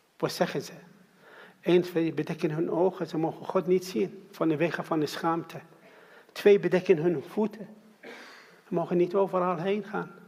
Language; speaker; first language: Dutch; non-native, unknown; Arabic